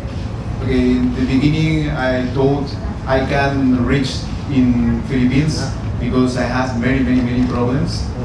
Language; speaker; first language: English; non-native, learner; Spanish